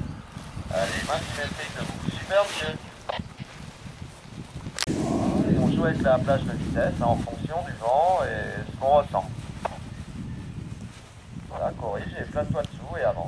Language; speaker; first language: French; native; French